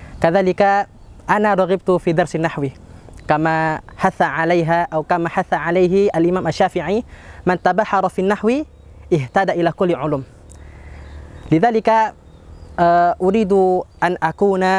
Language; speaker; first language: Arabic; non-native, fluent; Indonesian